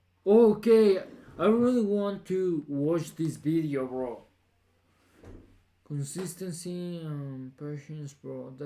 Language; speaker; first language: English; non-native, fluent; Spanish